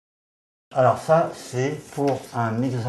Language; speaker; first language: French; native; French